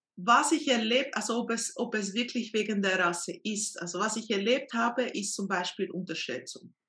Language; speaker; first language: German; non-native, fluent; Portuguese